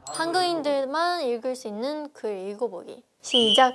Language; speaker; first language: Korean; non-native, fluent; Japanese